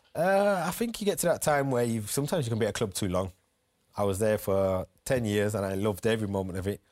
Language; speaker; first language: English; native; English